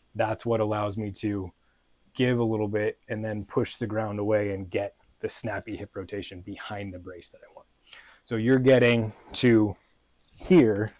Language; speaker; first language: English; native; English